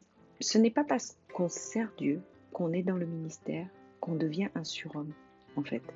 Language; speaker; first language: French; native; French